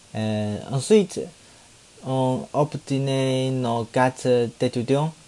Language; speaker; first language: French; non-native, learner; Chinese